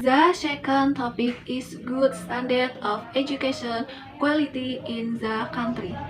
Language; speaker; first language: English; non-native, learner; Indonesian